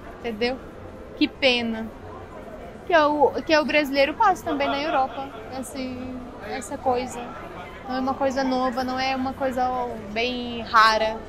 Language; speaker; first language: Portuguese; non-native, fluent; Arabic